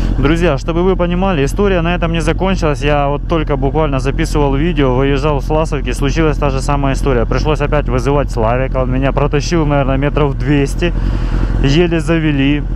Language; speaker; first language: Russian; native; Russian